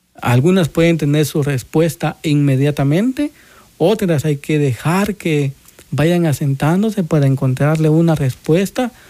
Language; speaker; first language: Spanish; native; Spanish